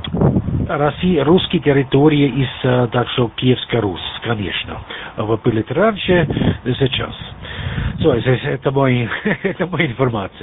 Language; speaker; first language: Russian; non-native, learner; German